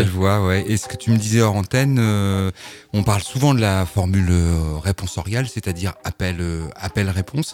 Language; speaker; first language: French; native; French